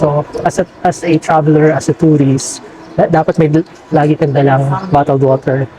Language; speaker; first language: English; non-native, local second language; Filipino